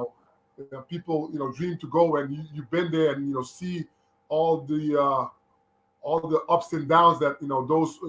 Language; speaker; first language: English; non-native, fluent; Papiamento